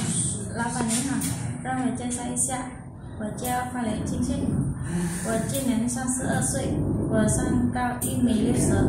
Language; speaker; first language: Chinese; non-native, learner; Vietnamese